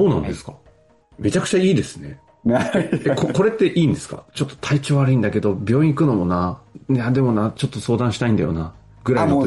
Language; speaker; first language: Japanese; native; Japanese